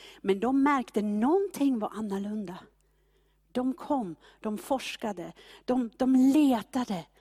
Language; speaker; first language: Swedish; non-native, fluent; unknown